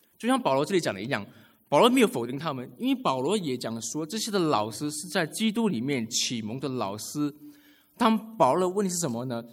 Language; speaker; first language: Chinese; native; Chinese